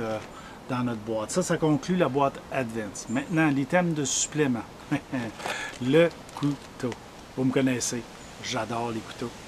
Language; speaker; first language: French; native; French